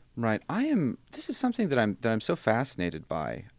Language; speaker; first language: English; early bilingual, other home language; Bosnian